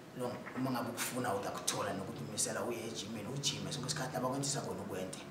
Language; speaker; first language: Zulu; non-native, local second language; Swati